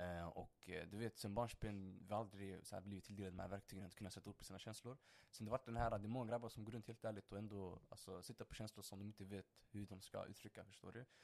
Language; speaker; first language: Swedish; early bilingual, other home language; Somali